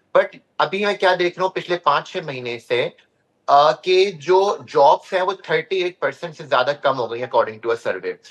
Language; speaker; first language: Hindi; native; Hindi